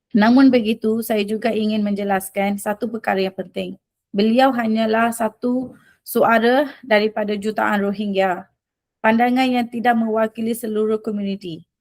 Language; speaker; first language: Malay; early bilingual, other home language; Rohingya